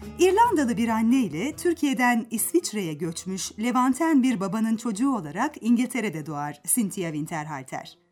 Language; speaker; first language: Turkish; native; Turkish